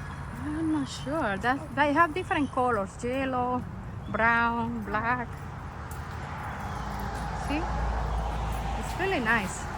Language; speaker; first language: English; non-native, fluent; Spanish